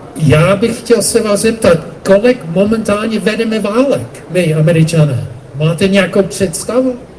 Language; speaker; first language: Czech; non-native, fluent; English